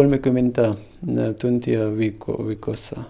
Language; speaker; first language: Finnish; non-native, learner; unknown